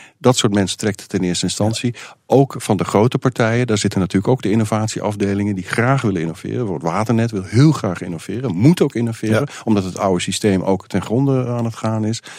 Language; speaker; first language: Dutch; native; Dutch